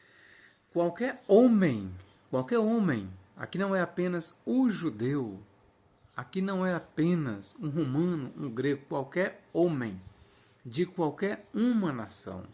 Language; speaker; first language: Portuguese; native; Portuguese